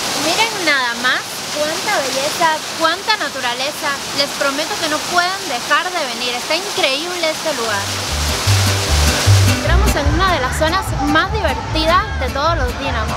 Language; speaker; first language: Spanish; native; Spanish